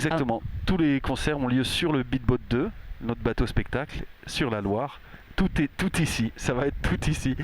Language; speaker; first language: French; native; French